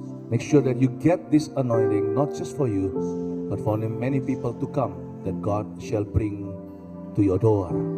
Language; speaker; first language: English; non-native, fluent; Indonesian